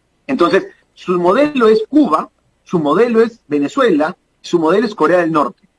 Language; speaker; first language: Spanish; native; Spanish